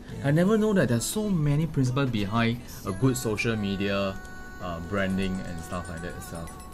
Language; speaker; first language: English; non-native, local second language; Chinese